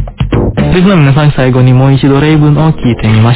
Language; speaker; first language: Japanese; non-native, fluent; Indonesian